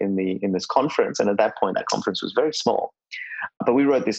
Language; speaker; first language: English; non-native, local second language; Hindi